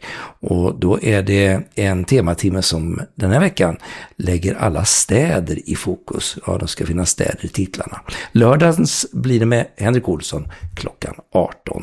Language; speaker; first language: Swedish; native; Swedish